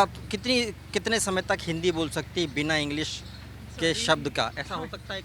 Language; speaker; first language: Hindi; native; Hindi